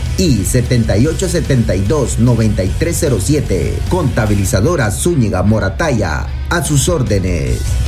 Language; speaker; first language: Spanish; native; Spanish